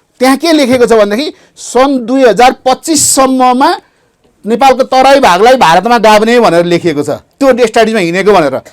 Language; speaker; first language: Nepali; native; Nepali